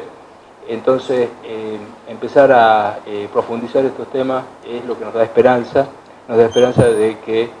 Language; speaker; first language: Spanish; native; Spanish